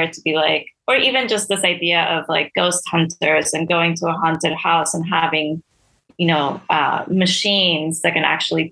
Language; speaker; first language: English; non-native, fluent; Spanish